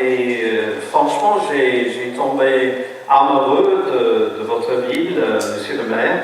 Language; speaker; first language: French; non-native, fluent; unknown